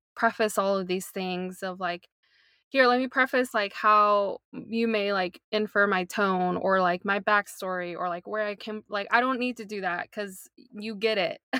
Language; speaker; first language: English; native; English